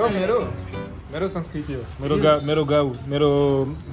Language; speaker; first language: Nepali; non-native, fluent; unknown